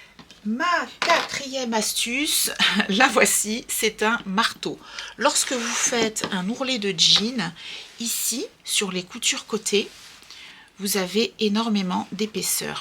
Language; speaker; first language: French; native; French